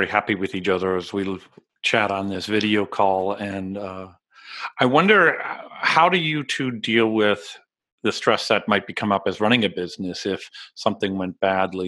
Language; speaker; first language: English; native; English